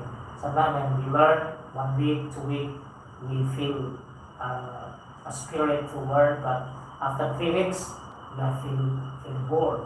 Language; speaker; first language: English; non-native, fluent; Indonesian